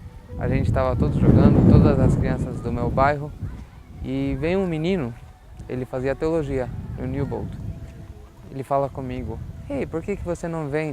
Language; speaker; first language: Portuguese; non-native, fluent; Albanian